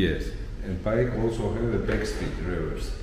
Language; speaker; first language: English; non-native, learner; Georgian